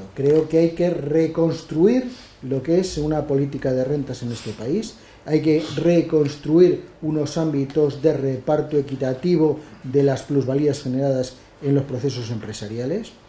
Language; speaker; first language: Spanish; native; Spanish